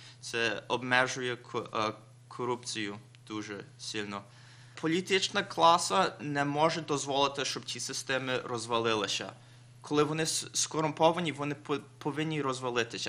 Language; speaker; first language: Ukrainian; early bilingual, heritage; Ukrainian